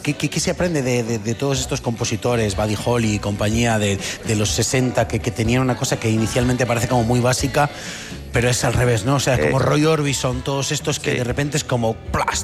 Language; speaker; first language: Spanish; native; Spanish